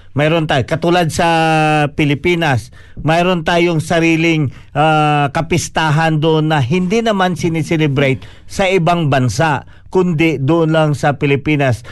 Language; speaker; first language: Filipino; non-native, local second language; Cebuano